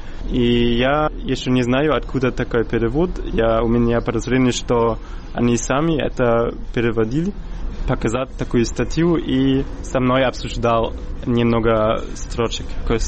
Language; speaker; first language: Russian; non-native, fluent; German